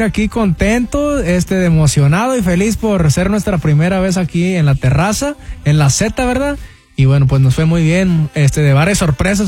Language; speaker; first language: Spanish; early bilingual, heritage; Spanish